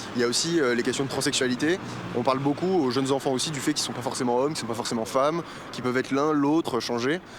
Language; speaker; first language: French; native; French